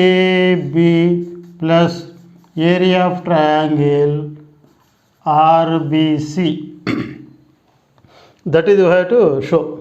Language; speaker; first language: English; non-native, local second language; Telugu